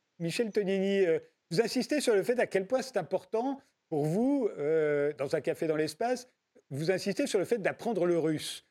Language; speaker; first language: French; native; French